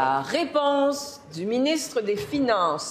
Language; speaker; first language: French; native; French